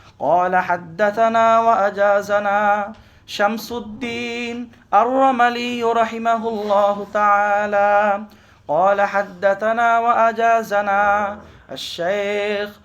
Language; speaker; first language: Arabic; non-native, fluent; Bangla